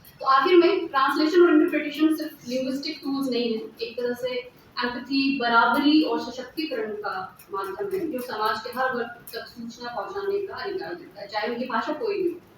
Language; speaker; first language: Hindi; native; Hindi